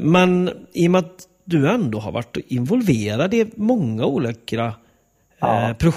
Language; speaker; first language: Swedish; native; Swedish